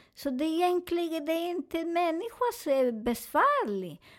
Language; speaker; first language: Swedish; non-native, learner; Spanish